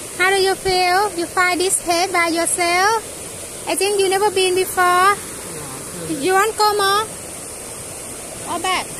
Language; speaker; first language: English; non-native, learner; Thai